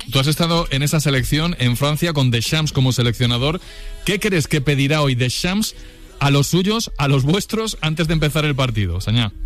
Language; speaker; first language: Spanish; native; Spanish